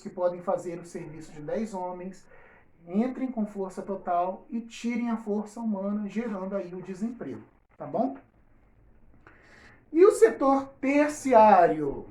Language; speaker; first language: Portuguese; native; Portuguese